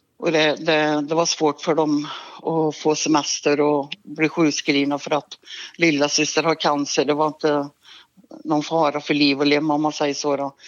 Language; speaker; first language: Swedish; native; Swedish